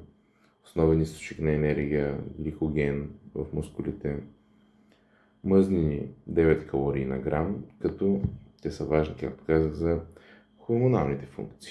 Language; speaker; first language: Bulgarian; native; Bulgarian